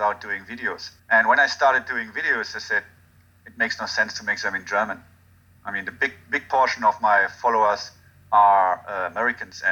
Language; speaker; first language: English; non-native, fluent; German